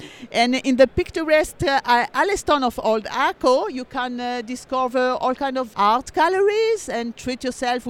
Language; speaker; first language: English; non-native, fluent; French